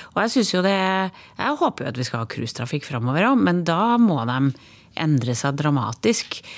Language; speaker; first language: Norwegian; native; Norwegian